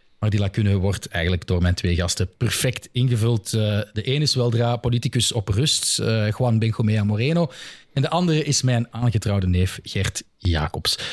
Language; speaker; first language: Dutch; native; Dutch